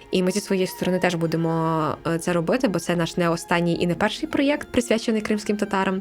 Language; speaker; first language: Ukrainian; native; Ukrainian